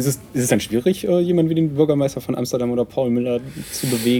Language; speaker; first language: German; native; German